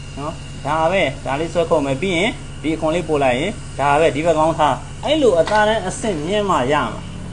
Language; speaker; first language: Burmese; native; Burmese